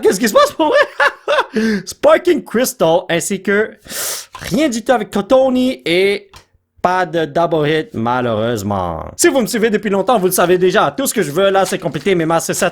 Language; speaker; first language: French; native; French